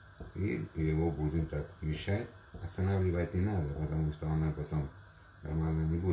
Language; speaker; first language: Russian; non-native, learner; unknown